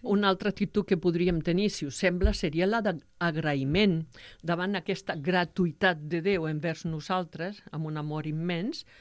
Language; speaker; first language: Catalan; native; Catalan